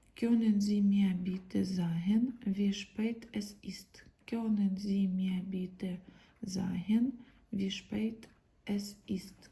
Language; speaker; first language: German; non-native, learner; Ukrainian